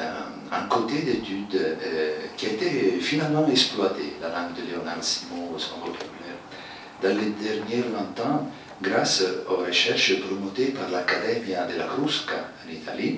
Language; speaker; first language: French; non-native, fluent; Italian